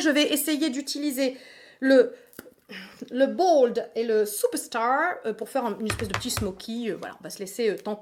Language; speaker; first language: French; native; French